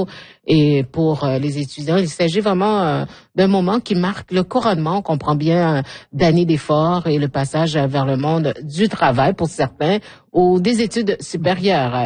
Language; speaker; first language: French; native; French